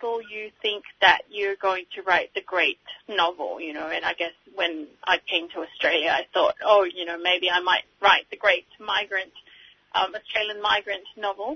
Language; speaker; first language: English; native; English